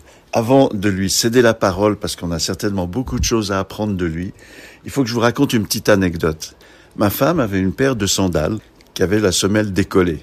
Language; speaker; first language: French; native; French